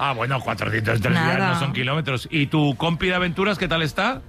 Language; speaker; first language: Spanish; native; Spanish